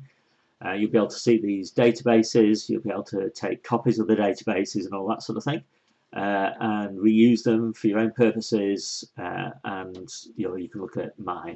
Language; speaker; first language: English; native; English